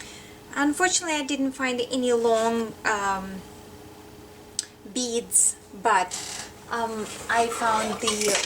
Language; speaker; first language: English; non-native, fluent; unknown